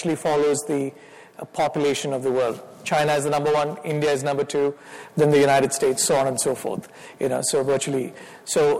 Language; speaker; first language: English; non-native, local second language; Malayalam